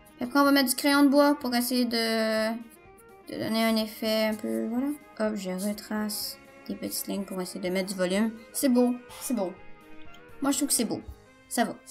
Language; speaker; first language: French; native; French